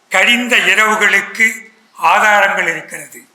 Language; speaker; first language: Tamil; native; Tamil